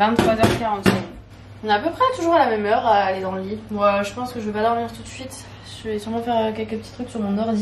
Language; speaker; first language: French; native; French